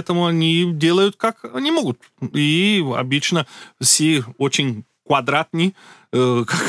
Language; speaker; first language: Russian; non-native, learner; Portuguese